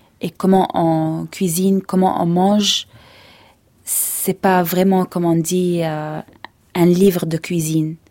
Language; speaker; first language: French; non-native, fluent; Arabic